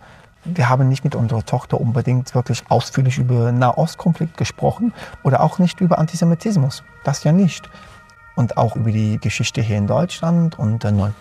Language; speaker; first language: German; non-native, fluent; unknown